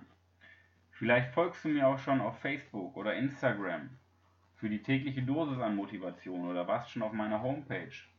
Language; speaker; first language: German; native; German